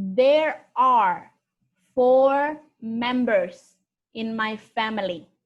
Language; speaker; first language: English; non-native, fluent; Indonesian